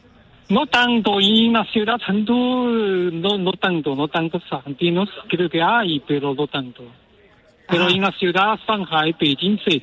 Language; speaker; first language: Spanish; non-native, learner; Chinese